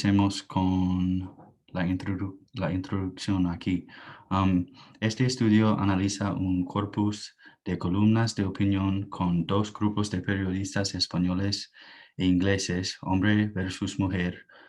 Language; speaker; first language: Spanish; non-native, fluent; English